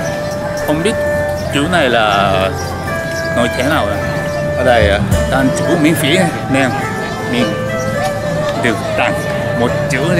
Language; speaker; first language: Vietnamese; non-native, learner; Japanese